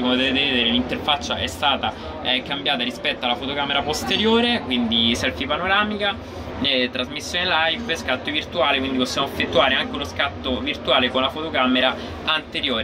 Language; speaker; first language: Italian; native; Italian